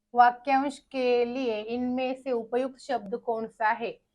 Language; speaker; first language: Hindi; non-native, local second language; Marathi